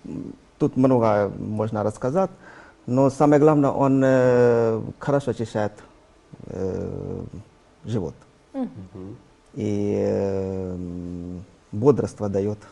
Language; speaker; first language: Russian; non-native, learner; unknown